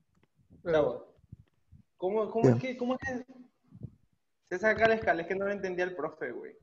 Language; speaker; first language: Spanish; native; Spanish